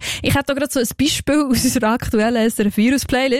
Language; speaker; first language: German; native; German